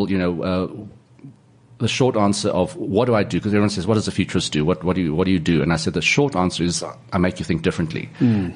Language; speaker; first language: English; native; English